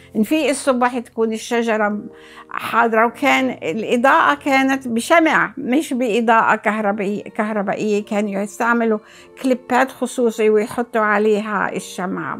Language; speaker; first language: Arabic; native; Arabic